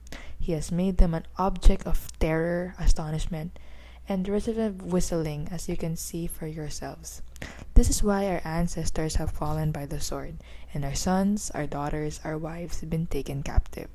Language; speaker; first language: English; non-native, local second language; Filipino